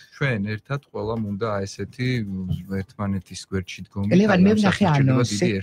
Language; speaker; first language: Georgian; native; Georgian